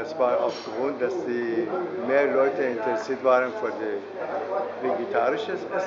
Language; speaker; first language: German; non-native, learner; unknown